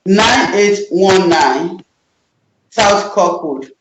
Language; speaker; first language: English; non-native, local second language; Yoruba